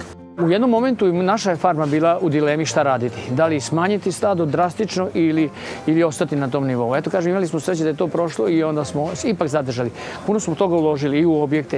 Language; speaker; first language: Serbian; native; Serbian